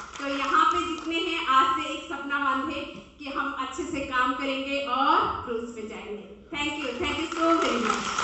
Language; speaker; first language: Hindi; non-native, local second language; Odia